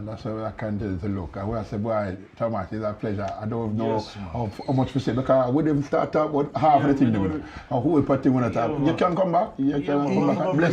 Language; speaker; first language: English; native; English